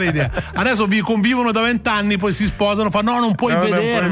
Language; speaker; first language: Italian; native; Italian